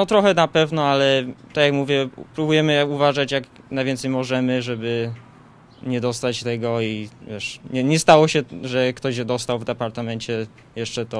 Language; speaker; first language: Polish; early bilingual, heritage; Polish